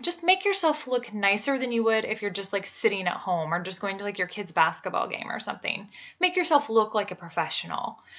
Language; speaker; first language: English; native; English